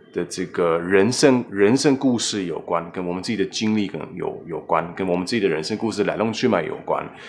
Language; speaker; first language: Chinese; non-native, fluent; German